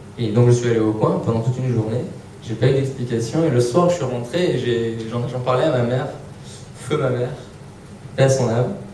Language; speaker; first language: French; early bilingual, other home language; Persian